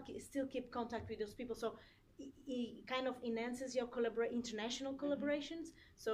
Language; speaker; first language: English; non-native, fluent; Portuguese